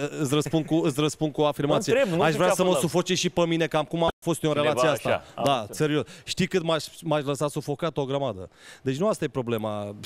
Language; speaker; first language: Romanian; native; Romanian